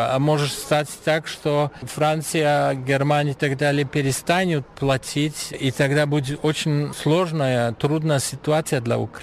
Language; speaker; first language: Russian; non-native, fluent; German